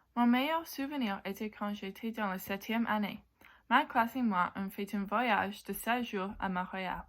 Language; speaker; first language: French; non-native, local second language; English